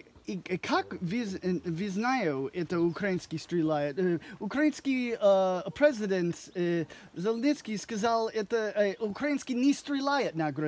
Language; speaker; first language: Russian; non-native, learner; English